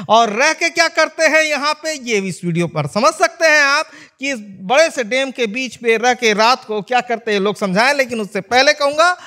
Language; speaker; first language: Hindi; native; Hindi